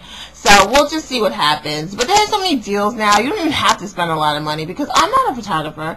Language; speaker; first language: English; native; English